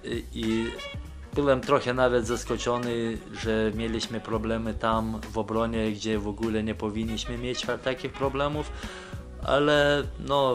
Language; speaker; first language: Polish; non-native, fluent; Lithuanian